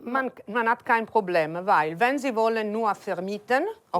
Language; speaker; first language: German; non-native, learner; Italian